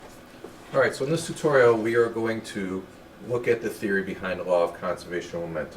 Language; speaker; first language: English; native; English